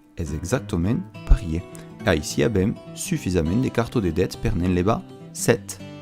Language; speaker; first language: Occitan; non-native, local second language; French